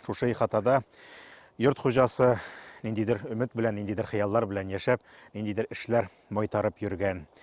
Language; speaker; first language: Tatar; native; Tatar